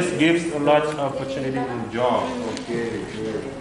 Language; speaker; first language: English; non-native, fluent; Indonesian